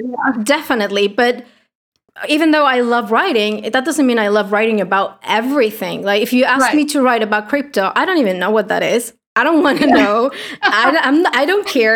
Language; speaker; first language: English; non-native, fluent; Spanish